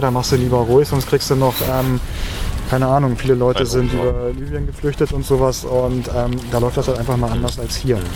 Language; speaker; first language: German; native; German